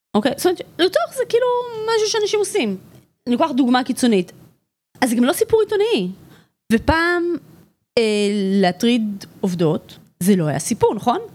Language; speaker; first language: Hebrew; native; Hebrew